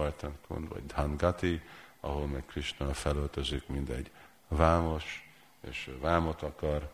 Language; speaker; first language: Hungarian; early bilingual, heritage; Hungarian